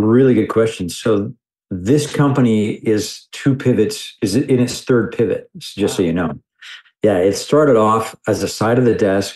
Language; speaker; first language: English; native; English